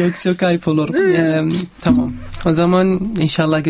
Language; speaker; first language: Turkish; non-native, learner; Arabic